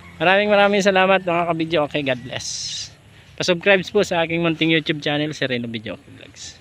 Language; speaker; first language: Filipino; native; Filipino